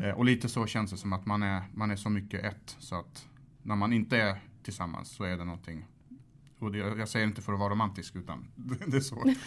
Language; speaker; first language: Swedish; early bilingual, other home language; Arabic